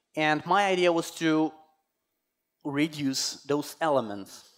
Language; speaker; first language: English; non-native, fluent; Polish